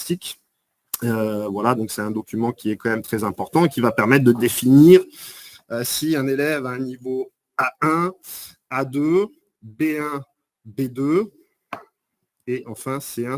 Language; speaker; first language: French; native; French